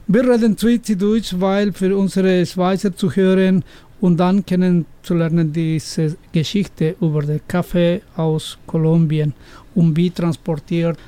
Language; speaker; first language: German; non-native, learner; Spanish